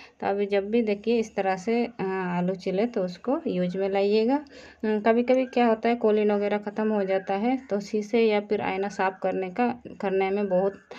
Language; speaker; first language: Hindi; native; Hindi